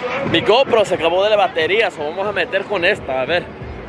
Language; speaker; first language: Spanish; early bilingual, heritage; Spanish